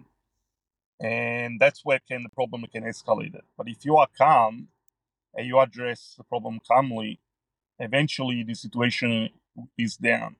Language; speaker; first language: English; non-native, fluent; Italian